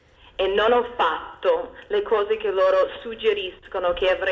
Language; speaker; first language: Italian; non-native, fluent; English